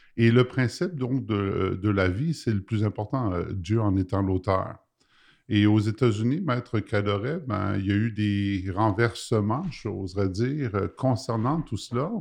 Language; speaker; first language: French; native; French